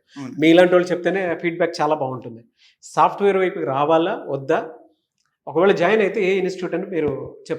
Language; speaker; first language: Telugu; native; Telugu